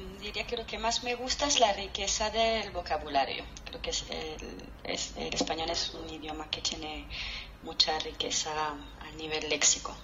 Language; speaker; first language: Spanish; non-native, fluent; French